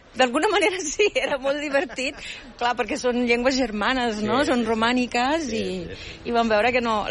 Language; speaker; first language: Catalan; non-native, fluent; German